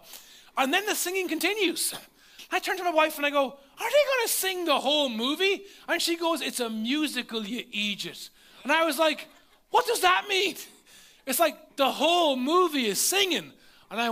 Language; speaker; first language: English; native; English